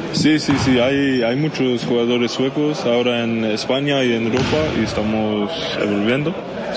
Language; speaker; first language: Spanish; non-native, fluent; Swedish